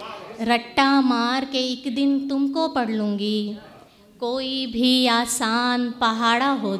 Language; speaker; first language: Hindi; native; Hindi